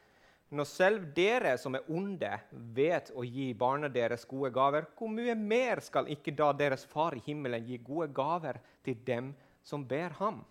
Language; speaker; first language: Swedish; non-native, fluent; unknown